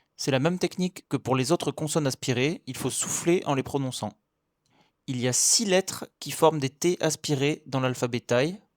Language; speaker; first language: French; native; French